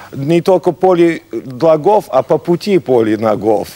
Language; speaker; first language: Russian; non-native, learner; English